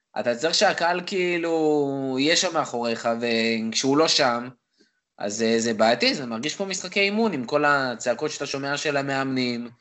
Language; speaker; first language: Hebrew; native; Hebrew